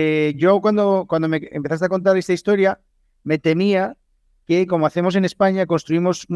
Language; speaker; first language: Spanish; native; Spanish